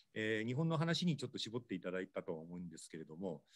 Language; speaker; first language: Japanese; native; Japanese